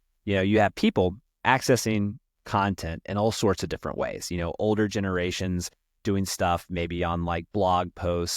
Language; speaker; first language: English; native; English